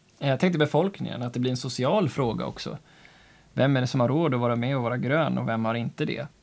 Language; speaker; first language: Swedish; native; Swedish